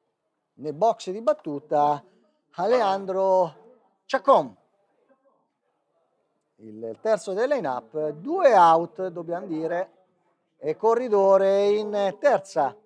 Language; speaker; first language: Italian; native; Italian